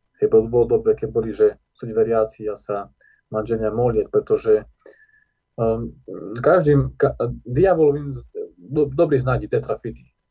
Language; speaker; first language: Slovak; non-native, local second language; Rusyn